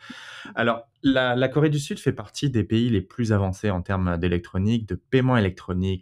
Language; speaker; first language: French; native; French